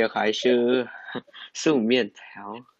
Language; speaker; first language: Chinese; non-native, learner; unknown